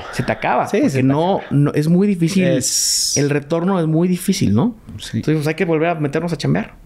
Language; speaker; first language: Spanish; native; Spanish